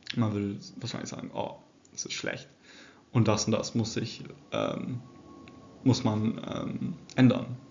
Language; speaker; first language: German; early bilingual, heritage; English